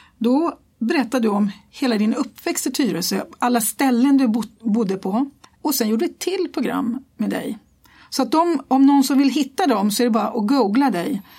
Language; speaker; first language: Swedish; native; Swedish